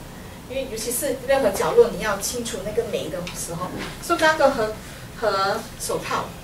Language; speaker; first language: Chinese; native; Chinese